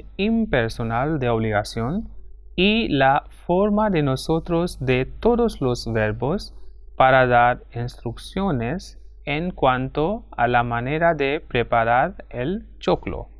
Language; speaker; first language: Spanish; non-native, fluent; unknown